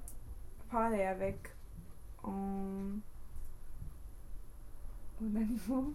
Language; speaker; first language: French; non-native, learner; English